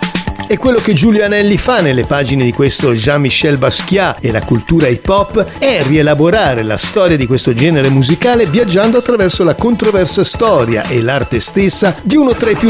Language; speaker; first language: Italian; native; Italian